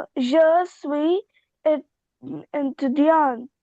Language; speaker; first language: French; non-native, learner; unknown